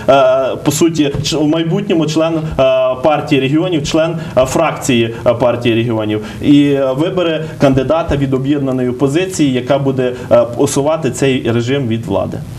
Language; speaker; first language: Ukrainian; native; Ukrainian